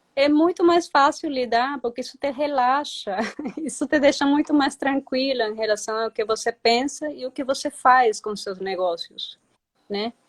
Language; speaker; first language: Portuguese; non-native, fluent; Spanish